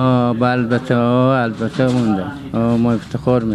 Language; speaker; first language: Persian; native; Persian